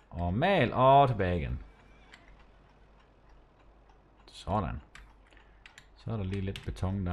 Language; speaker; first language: Danish; native; Danish